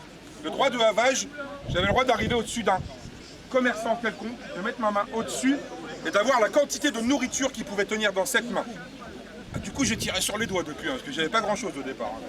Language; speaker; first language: French; native; French